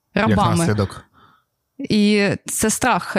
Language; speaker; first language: Ukrainian; native; Ukrainian